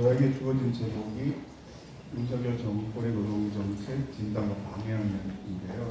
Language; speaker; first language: Korean; native; Korean